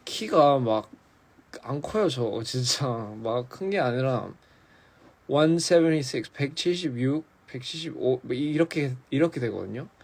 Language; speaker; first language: Korean; early bilingual, heritage; English